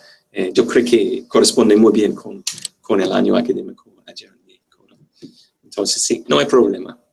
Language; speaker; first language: Spanish; non-native, fluent; English